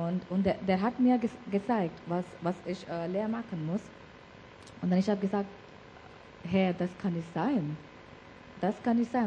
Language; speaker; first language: German; non-native, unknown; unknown